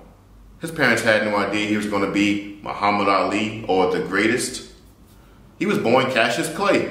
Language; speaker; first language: English; native; English